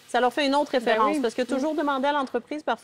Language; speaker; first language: French; native; French